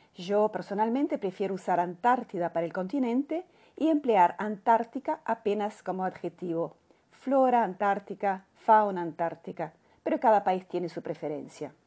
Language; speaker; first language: Spanish; non-native, fluent; Portuguese